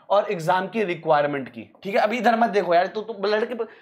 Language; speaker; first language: Hindi; native; Hindi